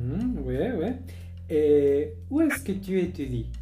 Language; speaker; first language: French; non-native, fluent; Spanish